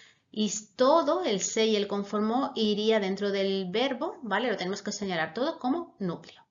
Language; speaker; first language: Spanish; native; Spanish